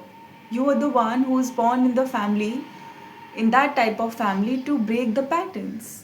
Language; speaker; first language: English; non-native, local second language; Hindi